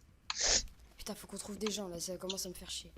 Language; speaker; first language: French; native; French